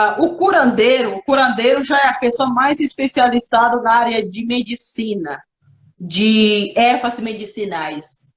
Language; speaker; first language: Portuguese; non-native, local second language; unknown